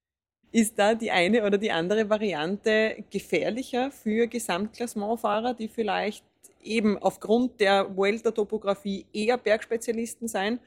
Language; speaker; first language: German; native; German